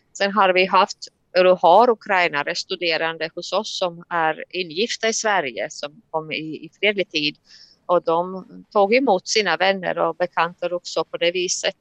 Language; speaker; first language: Swedish; non-native, fluent; Latvian